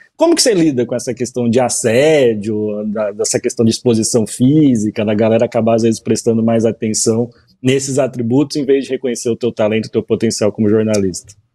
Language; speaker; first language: Portuguese; native; Portuguese